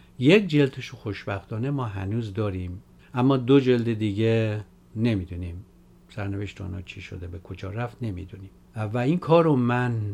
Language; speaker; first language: Persian; native; Persian